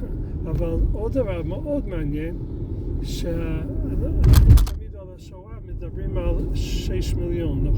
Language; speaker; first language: Hebrew; non-native, fluent; English